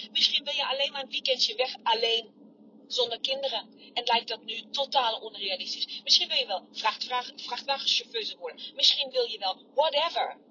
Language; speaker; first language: Dutch; non-native, fluent; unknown